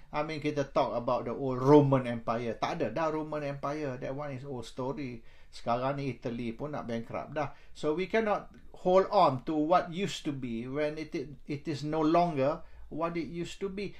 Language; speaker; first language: English; non-native, local second language; Malay